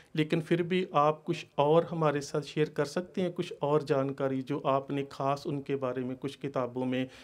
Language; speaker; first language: Hindi; non-native, local second language; Punjabi